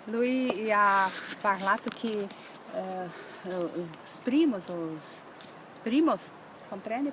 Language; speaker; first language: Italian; non-native, learner; Portuguese